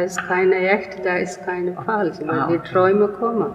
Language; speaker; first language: German; non-native, learner; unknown